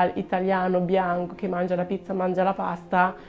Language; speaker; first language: Italian; early bilingual, other home language; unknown